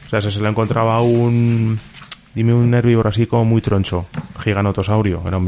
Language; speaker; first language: Spanish; native; Spanish